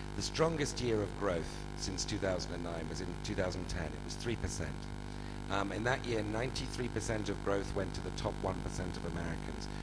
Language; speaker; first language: English; native; English